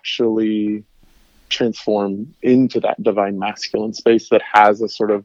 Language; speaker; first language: English; native; English